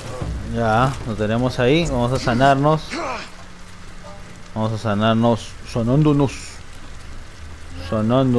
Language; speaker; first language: Spanish; native; Spanish